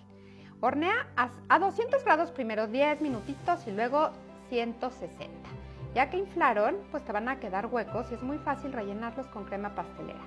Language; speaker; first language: Spanish; native; Spanish